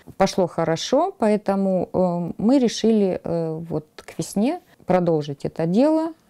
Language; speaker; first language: Russian; native; Russian